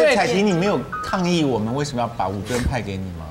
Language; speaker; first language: Chinese; native; Chinese